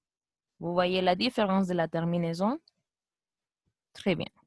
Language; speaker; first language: French; non-native, fluent; Spanish